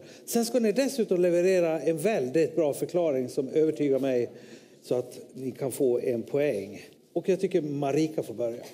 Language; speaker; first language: Swedish; native; Swedish